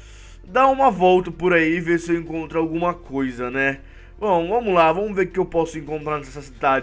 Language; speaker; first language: Portuguese; native; Portuguese